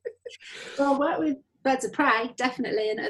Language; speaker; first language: English; native; English